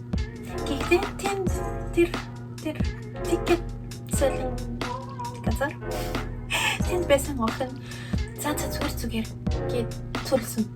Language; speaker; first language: Mongolian; early bilingual, heritage; Mongolian